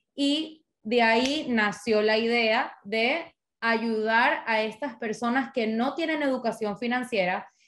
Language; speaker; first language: Spanish; native; Spanish